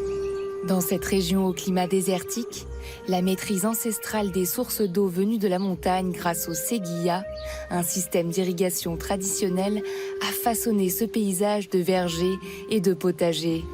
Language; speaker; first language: French; native; French